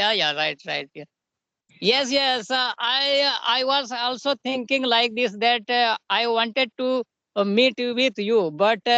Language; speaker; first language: English; non-native, learner; Hindi